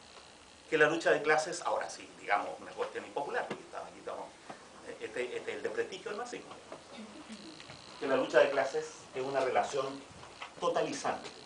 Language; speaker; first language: Spanish; native; Spanish